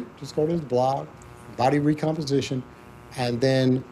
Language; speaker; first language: English; native; English